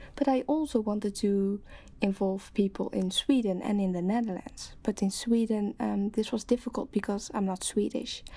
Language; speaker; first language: English; non-native, fluent; Dutch